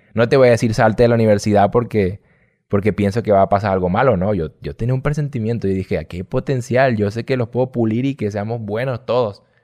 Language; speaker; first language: Spanish; native; Spanish